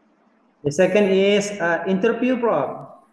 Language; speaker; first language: English; non-native, learner; Indonesian